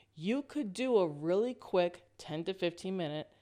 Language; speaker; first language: English; native; English